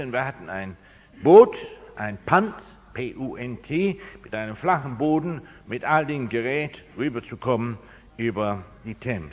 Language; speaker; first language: German; non-native, fluent; English